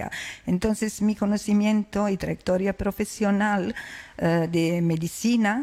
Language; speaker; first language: Spanish; non-native, learner; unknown